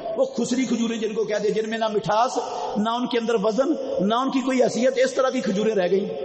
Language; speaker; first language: Urdu; non-native, local second language; Punjabi